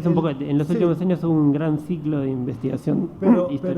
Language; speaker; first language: Spanish; native; Spanish